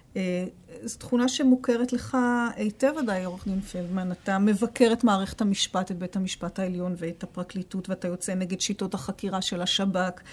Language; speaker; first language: Hebrew; native; Hebrew